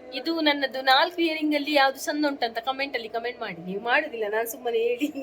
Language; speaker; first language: Kannada; native; Kannada